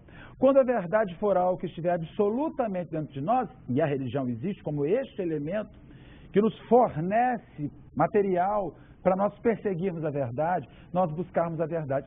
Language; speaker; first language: Portuguese; native; Portuguese